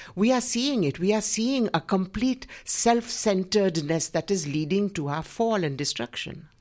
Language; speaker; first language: English; non-native, local second language; Gujarati